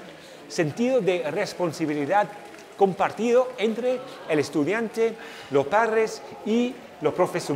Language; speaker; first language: Spanish; non-native, fluent; English